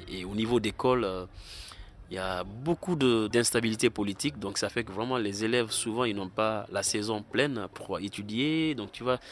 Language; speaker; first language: French; non-native, local second language; Susu